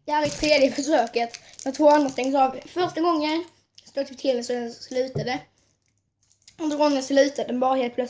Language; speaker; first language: Swedish; native; Swedish